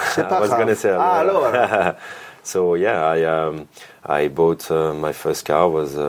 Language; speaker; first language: English; non-native, fluent; French